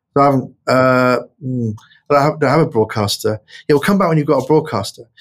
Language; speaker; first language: English; native; English